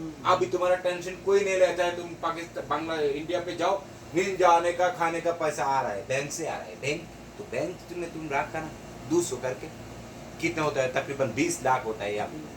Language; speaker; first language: Hindi; non-native, learner; Bangla